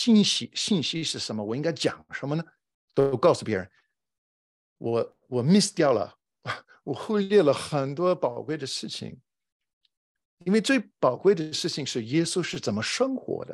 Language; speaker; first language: Chinese; non-native, fluent; English